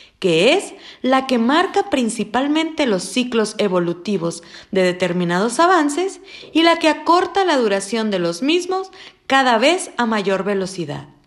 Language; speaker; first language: Spanish; native; Spanish